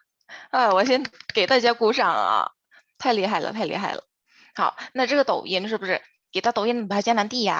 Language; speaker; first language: Chinese; non-native, fluent; Indonesian